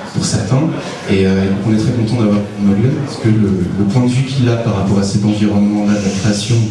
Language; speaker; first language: French; native; French